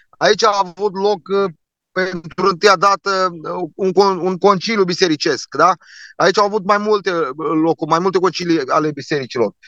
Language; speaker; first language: Romanian; non-native, local second language; Turkish